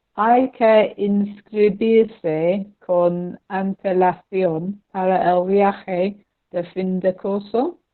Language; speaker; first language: Spanish; non-native, learner; English